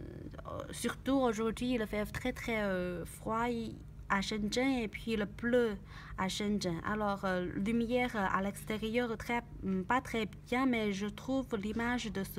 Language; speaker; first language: French; non-native, learner; Chinese